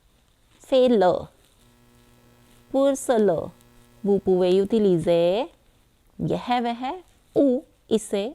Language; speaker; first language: French; non-native, fluent; Hindi